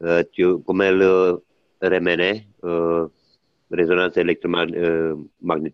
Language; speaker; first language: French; non-native, learner; Italian